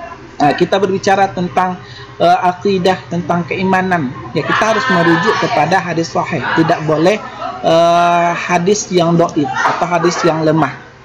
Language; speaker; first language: Indonesian; native; Indonesian